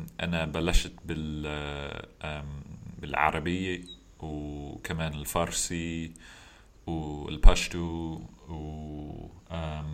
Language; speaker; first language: Arabic; non-native, fluent; English